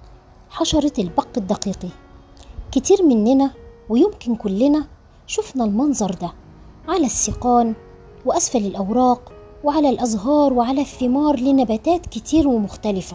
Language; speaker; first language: Arabic; native; Arabic